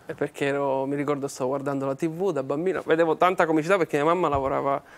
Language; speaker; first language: Italian; native; Italian